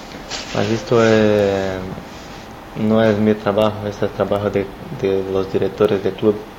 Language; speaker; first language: Spanish; non-native, learner; Portuguese